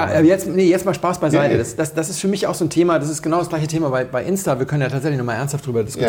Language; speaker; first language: German; native; German